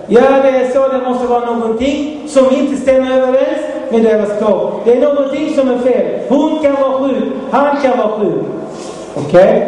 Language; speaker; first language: Swedish; non-native, fluent; Arabic